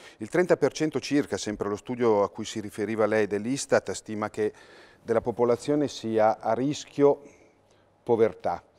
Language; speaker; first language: Italian; native; Italian